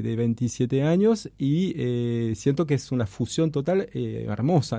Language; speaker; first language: Spanish; non-native, fluent; French